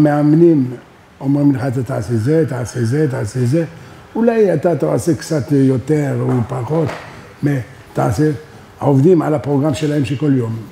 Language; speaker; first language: Hebrew; non-native, learner; French